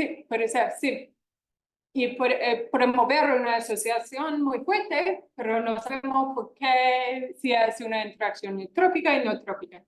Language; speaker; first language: Spanish; non-native, fluent; English